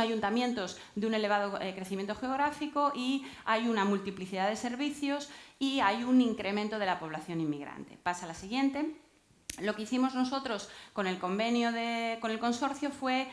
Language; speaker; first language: Spanish; native; Spanish